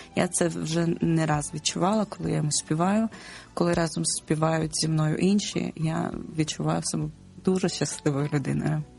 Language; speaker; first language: Ukrainian; non-native, local second language; Russian